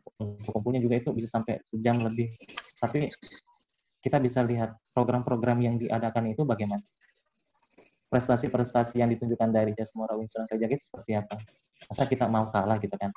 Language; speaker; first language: Indonesian; native; Indonesian